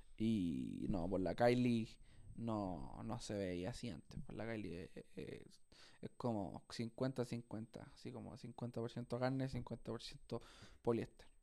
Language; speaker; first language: Spanish; native; Spanish